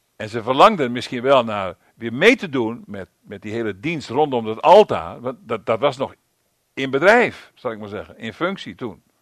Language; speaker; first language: Dutch; native; Dutch